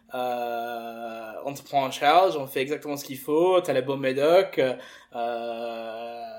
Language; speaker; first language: French; early bilingual, other home language; English